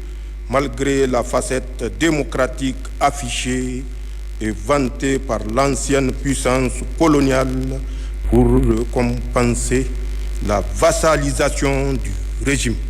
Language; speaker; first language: French; non-native, local second language; Hausa